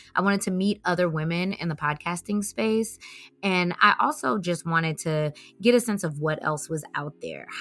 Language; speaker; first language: English; native; English